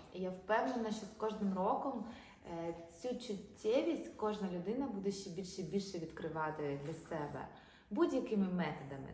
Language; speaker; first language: Ukrainian; non-native, local second language; Russian